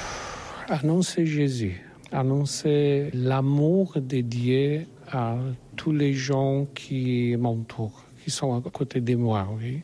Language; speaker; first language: French; non-native, learner; Polish